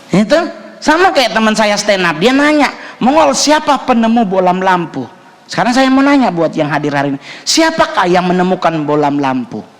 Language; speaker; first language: Indonesian; native; Indonesian